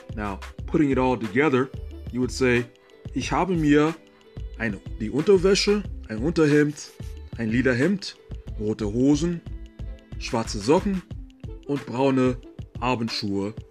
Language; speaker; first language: German; non-native, fluent; English